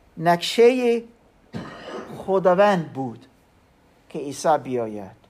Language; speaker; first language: Persian; non-native, learner; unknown